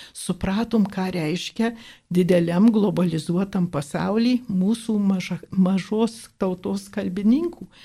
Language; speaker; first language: Lithuanian; early bilingual, heritage; Lithuanian